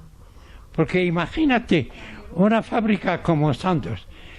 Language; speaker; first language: Spanish; non-native, fluent; Arabic